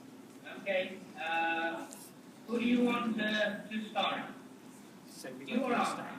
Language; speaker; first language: English; non-native, fluent; Spanish